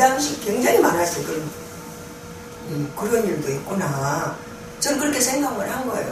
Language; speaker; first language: Korean; native; Korean